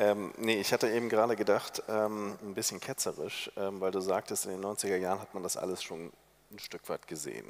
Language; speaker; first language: German; native; German